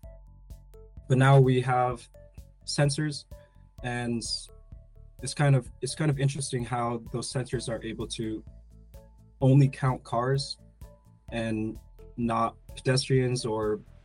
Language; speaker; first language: English; native; English